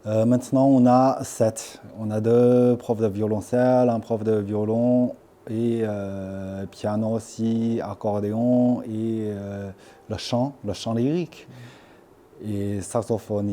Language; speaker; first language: French; non-native, fluent; Chinese